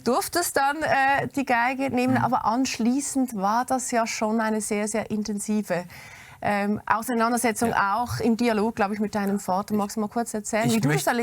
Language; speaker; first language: German; native; German